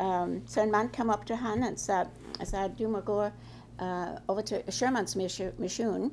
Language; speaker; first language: Norwegian; early bilingual, heritage; Norwegian